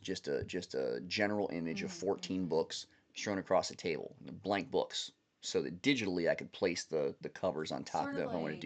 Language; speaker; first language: English; native; English